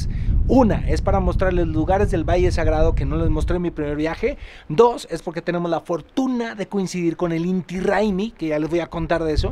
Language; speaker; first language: Spanish; native; Spanish